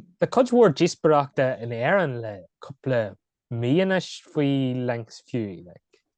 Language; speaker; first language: Irish; native; Irish